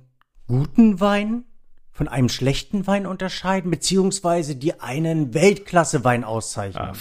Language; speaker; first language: German; native; German